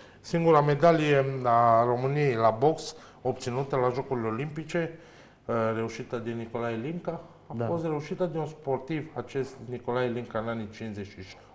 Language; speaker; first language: Romanian; native; Romanian